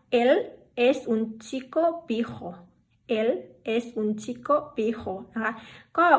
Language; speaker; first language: Spanish; non-native, fluent; Thai